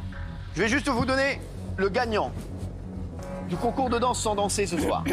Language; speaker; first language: French; native; French